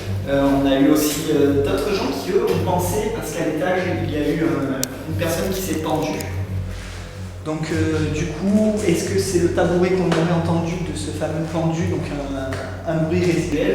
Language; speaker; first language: French; native; French